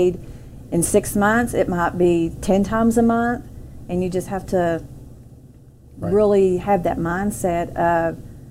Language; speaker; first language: English; native; English